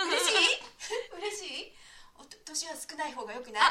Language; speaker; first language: Japanese; native; Japanese